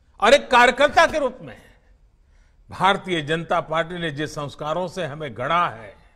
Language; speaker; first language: Hindi; non-native, local second language; Gujarati